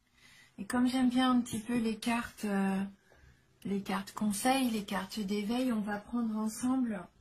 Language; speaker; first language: French; native; French